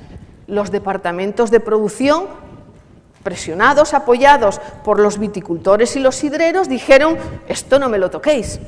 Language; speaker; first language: Spanish; native; Spanish